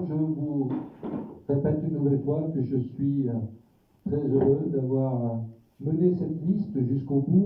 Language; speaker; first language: French; native; French